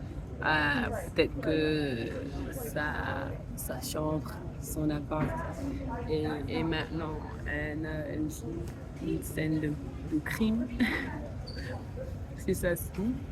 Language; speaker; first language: French; non-native, fluent; English